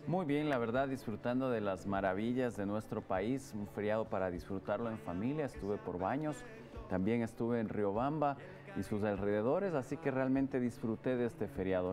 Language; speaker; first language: Spanish; native; Spanish